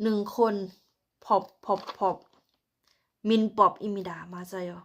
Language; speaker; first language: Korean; non-native, learner; Thai